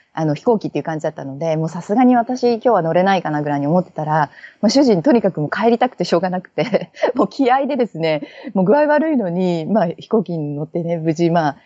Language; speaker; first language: Japanese; native; Japanese